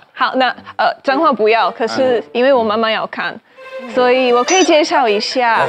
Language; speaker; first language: Chinese; non-native, fluent; Slovak